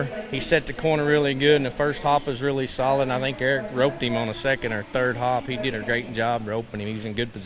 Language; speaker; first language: English; native; English